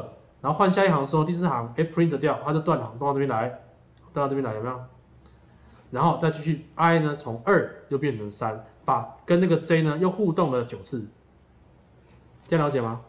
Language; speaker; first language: Chinese; native; Chinese